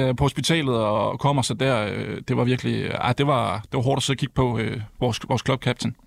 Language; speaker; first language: Danish; native; Danish